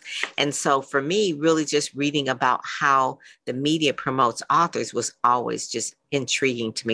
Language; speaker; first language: English; native; English